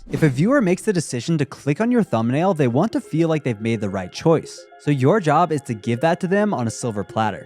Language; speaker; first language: English; native; English